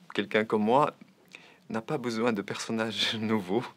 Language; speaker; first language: French; non-native, local second language; Arabic